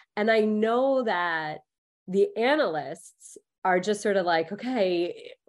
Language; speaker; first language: English; early bilingual, other home language; Hindi